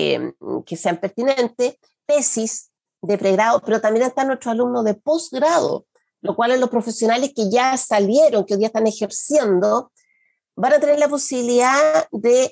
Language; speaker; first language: Spanish; native; Spanish